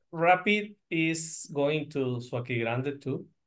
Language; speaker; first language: English; non-native, learner; Spanish